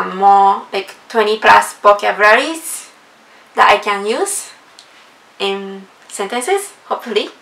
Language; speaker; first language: English; non-native, fluent; Japanese